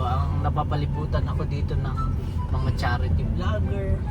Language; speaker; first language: Filipino; native; Filipino